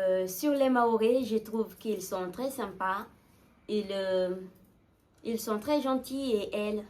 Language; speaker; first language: French; non-native, learner; Malagasy